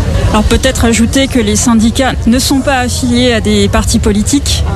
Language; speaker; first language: French; native; French